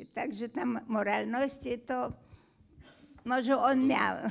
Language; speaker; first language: Polish; non-native, fluent; Hungarian